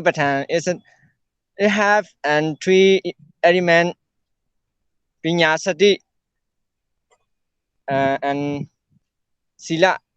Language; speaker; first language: English; non-native, learner; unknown